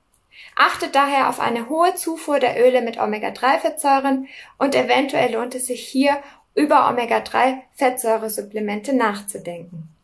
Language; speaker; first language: German; native; German